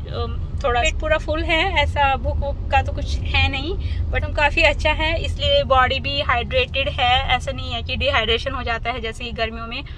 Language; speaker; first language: Hindi; native; Hindi